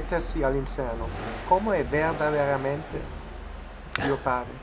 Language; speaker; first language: Italian; non-native, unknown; Spanish